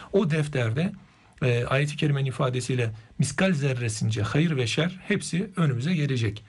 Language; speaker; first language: Turkish; native; Turkish